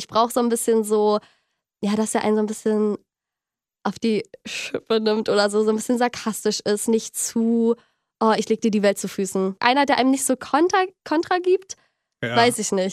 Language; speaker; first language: German; native; German